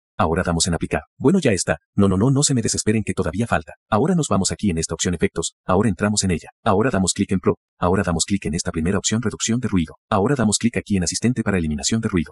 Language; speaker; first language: Spanish; native; Spanish